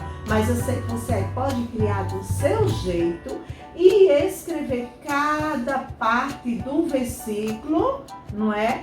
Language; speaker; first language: Portuguese; native; Portuguese